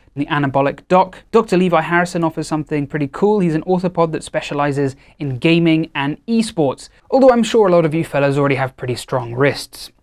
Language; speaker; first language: English; native; English